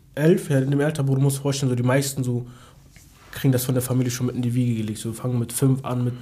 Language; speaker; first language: German; early bilingual, other home language; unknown